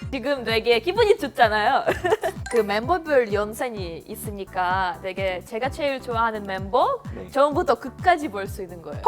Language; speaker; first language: Korean; non-native, fluent; Ukrainian